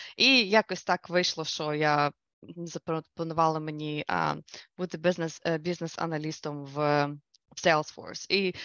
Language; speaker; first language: Ukrainian; native; Ukrainian